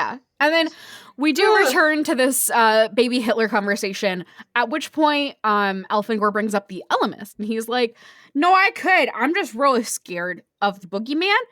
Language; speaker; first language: English; native; English